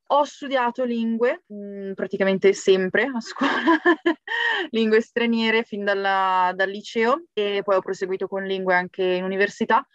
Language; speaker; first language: Italian; native; Italian